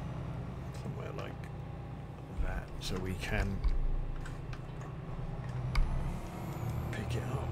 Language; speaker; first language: English; native; English